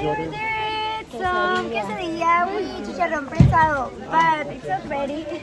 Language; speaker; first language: English; non-native, fluent; Spanish